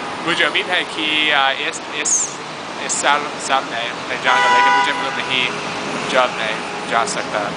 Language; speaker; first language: Hindi; non-native, learner; English